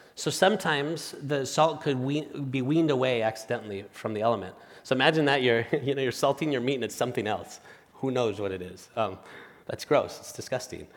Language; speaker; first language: English; non-native, fluent; Spanish